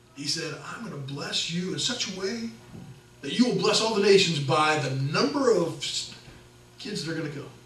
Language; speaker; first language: English; native; English